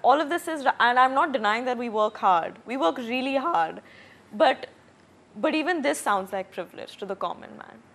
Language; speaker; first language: English; non-native, local second language; Hindi